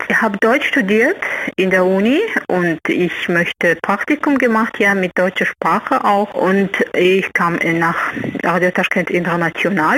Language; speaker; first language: German; non-native, learner; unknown